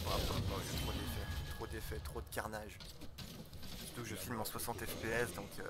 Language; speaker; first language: French; native; French